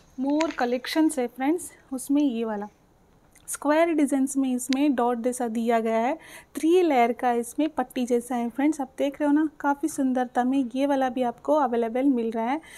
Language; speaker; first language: Hindi; non-native, local second language; Telugu